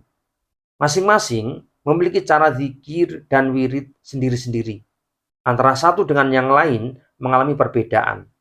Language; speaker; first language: Indonesian; native; Indonesian